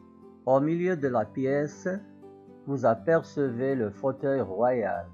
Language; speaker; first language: French; non-native, local second language; Arabic